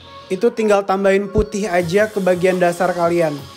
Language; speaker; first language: Indonesian; early bilingual, heritage; Indonesian